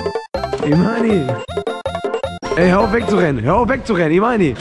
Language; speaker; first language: German; native; German